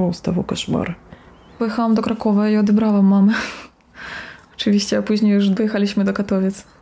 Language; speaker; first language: Polish; non-native, fluent; Russian